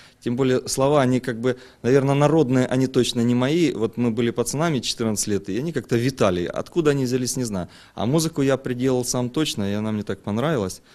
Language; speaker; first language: Russian; native; Russian